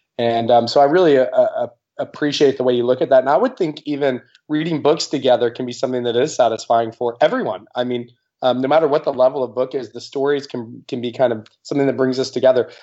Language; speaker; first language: English; native; English